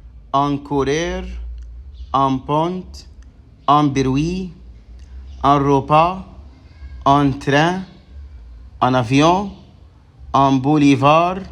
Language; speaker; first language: French; non-native, fluent; Arabic